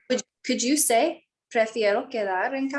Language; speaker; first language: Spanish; non-native, learner; English